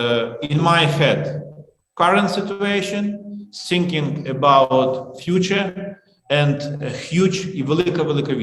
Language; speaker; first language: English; non-native, learner; Ukrainian